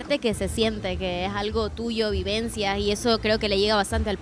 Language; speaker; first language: Spanish; native; Spanish